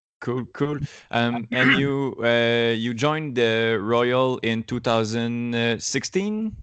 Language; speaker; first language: English; non-native, learner; French